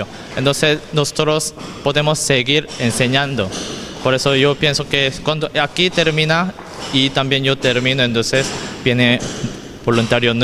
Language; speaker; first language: Spanish; non-native, learner; Korean